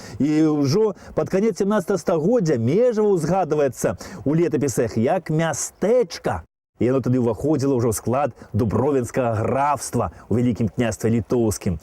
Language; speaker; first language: Belarusian; native; Belarusian